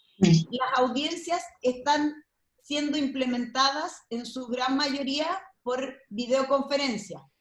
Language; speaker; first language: Spanish; native; Spanish